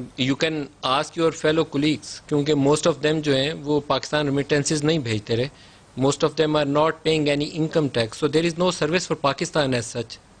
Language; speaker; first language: Urdu; native; Urdu